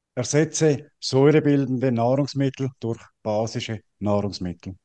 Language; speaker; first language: German; native; German